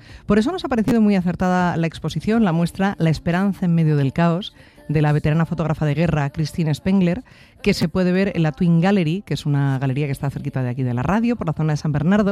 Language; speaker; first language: Spanish; native; Spanish